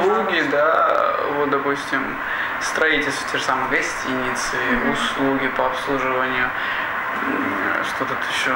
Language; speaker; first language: Russian; native; Russian